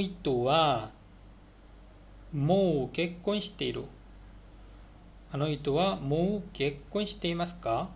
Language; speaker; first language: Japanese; non-native, learner; Korean